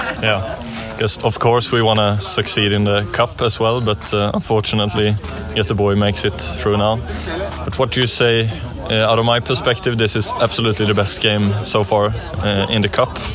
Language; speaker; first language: English; non-native, fluent; Swedish